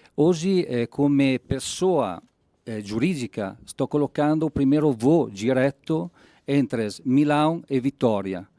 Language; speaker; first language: Portuguese; non-native, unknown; Italian